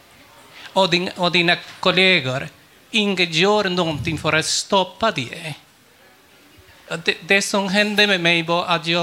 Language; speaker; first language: Swedish; non-native, fluent; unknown